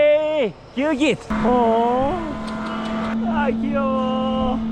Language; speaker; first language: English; non-native, learner; Korean